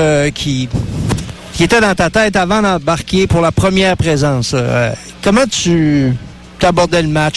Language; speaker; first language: French; native; French